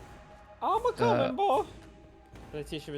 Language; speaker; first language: Welsh; native; Welsh